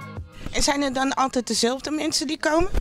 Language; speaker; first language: Dutch; native; Dutch